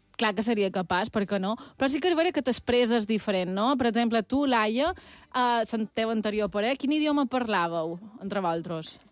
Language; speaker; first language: Catalan; native; Catalan